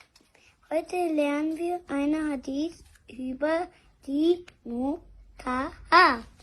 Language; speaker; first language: German; early bilingual, other home language; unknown